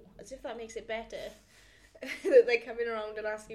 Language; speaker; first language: English; native; English